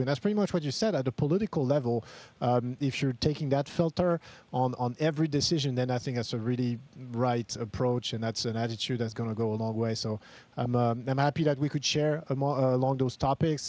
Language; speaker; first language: English; non-native, fluent; French